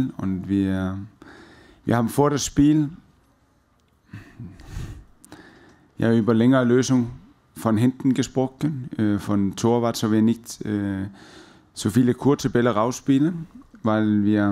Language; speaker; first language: German; non-native, fluent; Danish